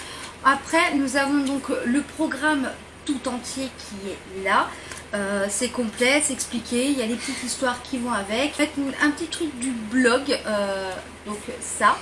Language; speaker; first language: French; native; French